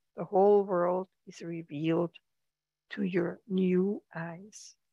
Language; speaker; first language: English; non-native, fluent; German